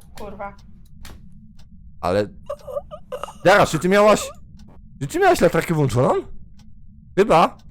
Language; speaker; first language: Polish; native; Polish